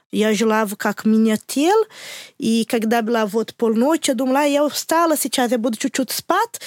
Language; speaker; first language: Russian; non-native, learner; Portuguese